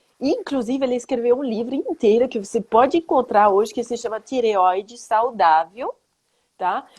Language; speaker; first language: Portuguese; non-native, fluent; French